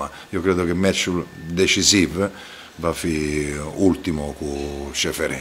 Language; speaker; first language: Romanian; non-native, fluent; Italian